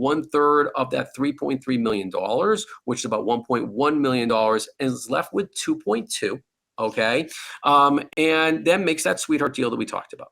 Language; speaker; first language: English; native; English